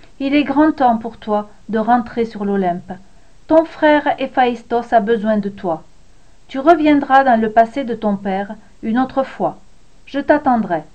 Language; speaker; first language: French; native; French